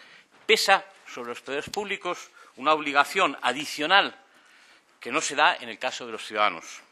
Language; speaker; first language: Spanish; native; Spanish